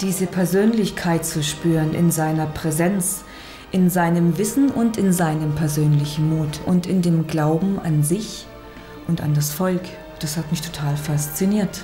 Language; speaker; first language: German; native; German